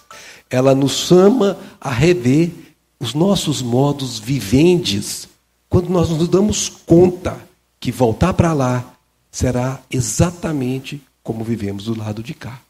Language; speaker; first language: Portuguese; native; Portuguese